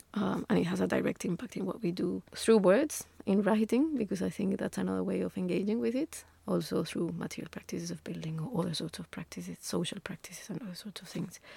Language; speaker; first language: English; non-native, fluent; Spanish